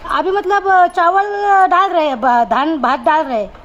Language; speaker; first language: Hindi; non-native, local second language; Marathi